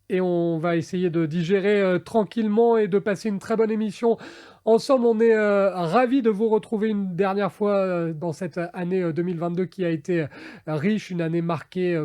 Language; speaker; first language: French; native; French